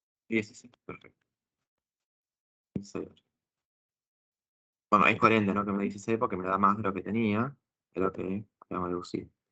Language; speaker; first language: Spanish; native; Spanish